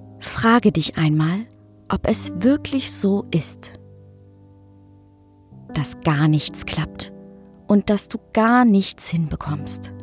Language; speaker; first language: German; native; German